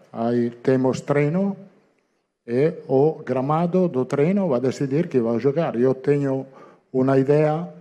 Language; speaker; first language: Portuguese; non-native, fluent; Italian